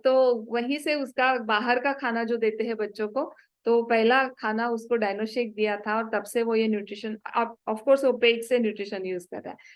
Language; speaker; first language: Hindi; non-native, local second language; Marathi